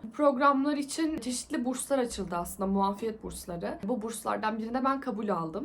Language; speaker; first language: Turkish; native; Turkish